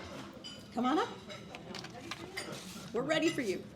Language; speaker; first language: English; native; English